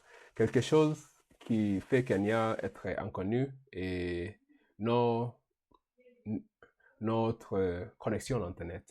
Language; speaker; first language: French; non-native, learner; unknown